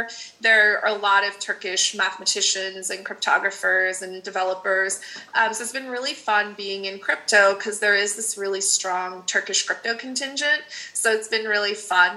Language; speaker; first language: English; non-native, fluent; Dutch